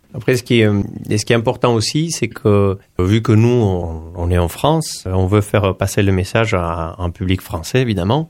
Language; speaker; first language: French; non-native, fluent; Spanish